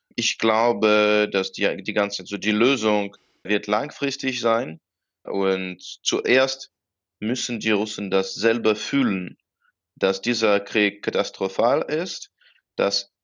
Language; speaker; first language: German; non-native, fluent; Russian